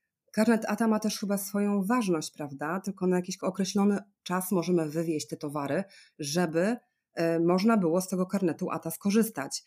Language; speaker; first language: Polish; native; Polish